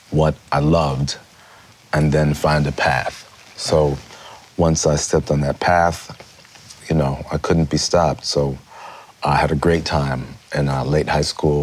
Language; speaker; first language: English; native; English